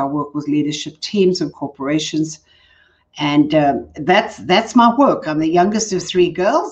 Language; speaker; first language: English; native; English